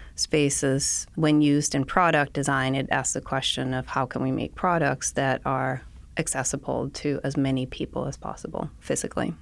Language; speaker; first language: English; non-native, fluent; Danish